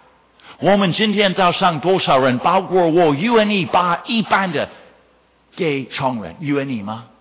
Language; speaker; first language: Chinese; non-native, fluent; English